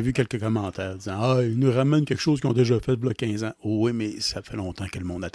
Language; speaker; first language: French; native; French